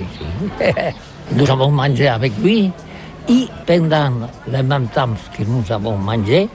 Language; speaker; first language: French; non-native, learner; Catalan